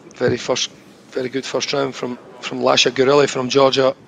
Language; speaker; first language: English; native; English